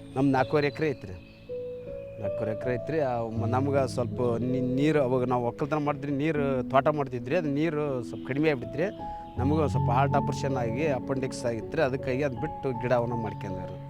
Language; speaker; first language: Kannada; native; Kannada